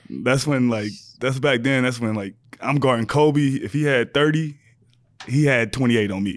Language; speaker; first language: English; native; English